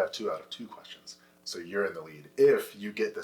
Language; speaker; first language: English; native; English